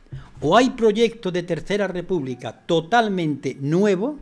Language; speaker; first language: Spanish; native; Spanish